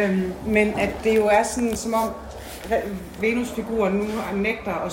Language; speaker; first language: Danish; native; Danish